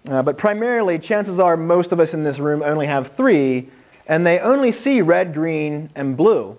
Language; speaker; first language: English; native; English